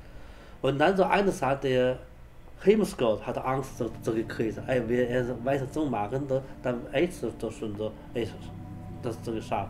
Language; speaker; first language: German; non-native, learner; Chinese